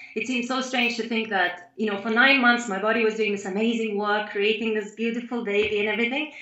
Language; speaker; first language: English; non-native, fluent; Lithuanian